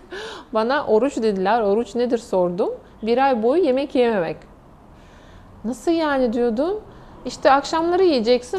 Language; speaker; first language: Turkish; non-native, fluent; Russian